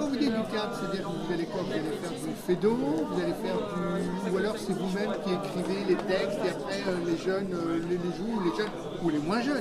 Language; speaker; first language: French; native; French